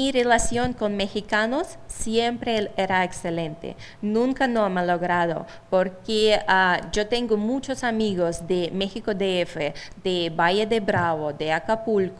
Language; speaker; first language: Spanish; non-native, fluent; Russian